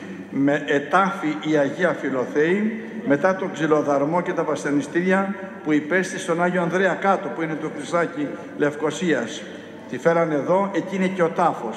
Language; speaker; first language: Greek; native; Greek